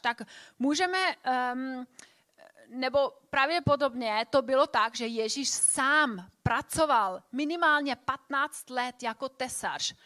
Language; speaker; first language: Czech; non-native, fluent; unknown